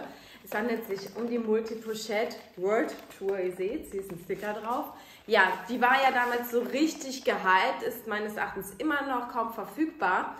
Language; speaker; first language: German; native; German